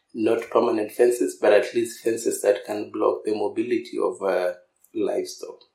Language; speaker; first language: English; non-native, local second language; Masai